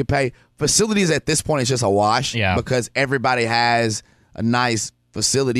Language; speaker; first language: English; native; English